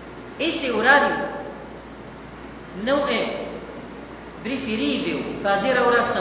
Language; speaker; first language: Portuguese; non-native, fluent; Arabic